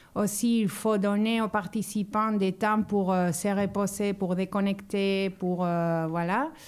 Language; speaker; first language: French; non-native, fluent; Spanish